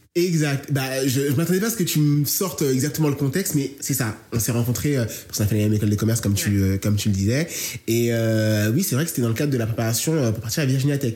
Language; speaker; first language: French; native; French